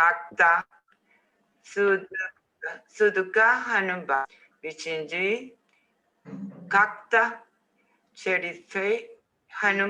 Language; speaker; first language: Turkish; non-native, learner; Spanish